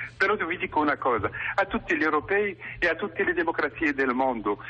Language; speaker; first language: Italian; non-native, fluent; Arabic